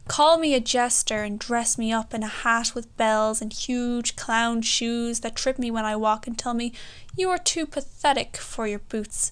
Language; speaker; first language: English; native; English